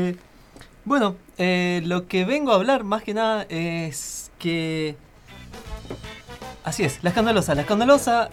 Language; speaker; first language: Spanish; native; Spanish